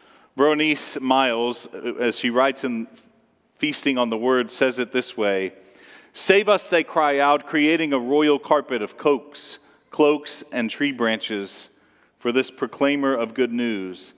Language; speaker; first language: English; native; English